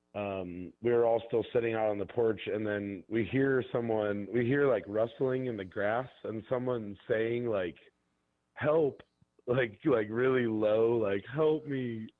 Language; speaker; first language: English; native; English